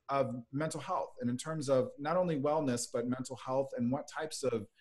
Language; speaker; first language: English; native; English